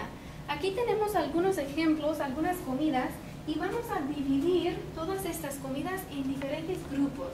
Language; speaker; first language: Spanish; non-native, fluent; English